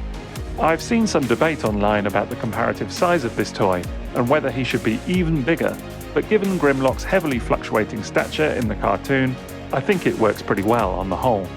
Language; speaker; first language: English; native; English